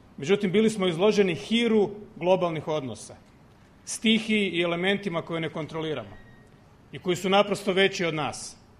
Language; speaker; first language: Croatian; native; Croatian